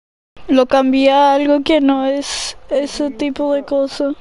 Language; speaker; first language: Spanish; early bilingual, heritage; English